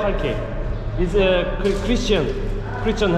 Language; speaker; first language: English; non-native, learner; Korean